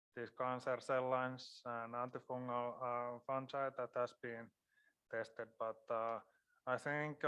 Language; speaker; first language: English; non-native, fluent; Finnish